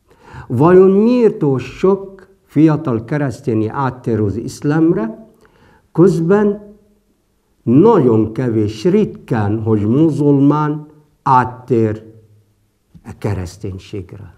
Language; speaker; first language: Hungarian; non-native, fluent; Arabic